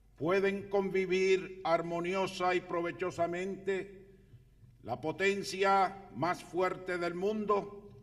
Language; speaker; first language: Spanish; native; Spanish